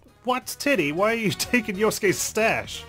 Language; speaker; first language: English; native; English